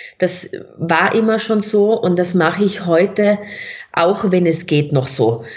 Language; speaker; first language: German; native; German